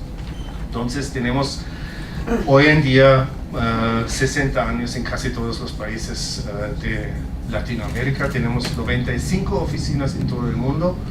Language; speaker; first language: Spanish; non-native, fluent; German